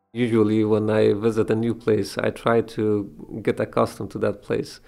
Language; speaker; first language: English; non-native, fluent; Persian